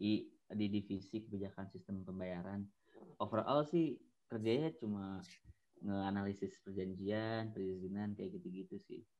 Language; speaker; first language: Indonesian; native; Indonesian